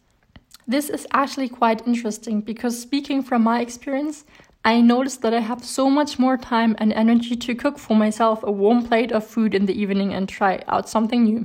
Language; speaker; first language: English; non-native, fluent; German